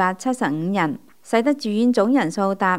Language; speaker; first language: Chinese; native; Chinese